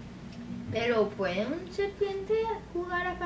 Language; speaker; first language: Spanish; non-native, learner; English